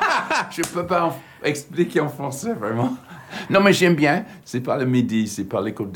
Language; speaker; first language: French; non-native, fluent; English